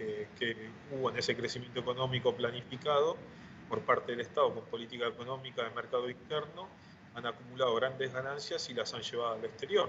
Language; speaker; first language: Spanish; native; Spanish